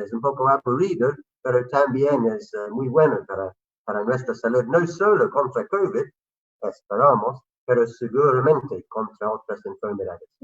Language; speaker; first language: Spanish; non-native, fluent; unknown